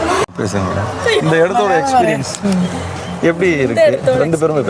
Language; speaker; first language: Tamil; native; Tamil